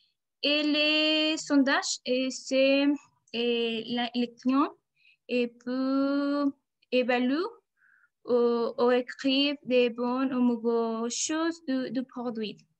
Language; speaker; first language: French; non-native, learner; Spanish